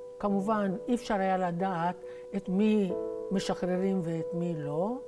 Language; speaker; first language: Hebrew; early bilingual, other home language; Romanian